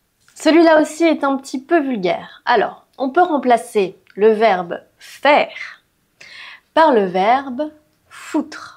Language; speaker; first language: French; native; French